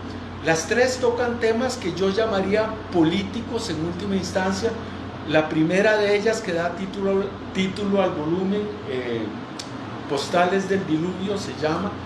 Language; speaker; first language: Spanish; native; Spanish